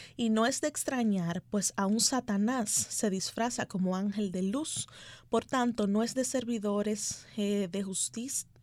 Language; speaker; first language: Spanish; native; Spanish